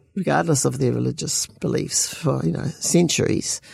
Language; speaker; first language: English; native; English